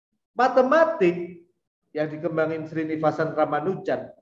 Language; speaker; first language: Indonesian; native; Indonesian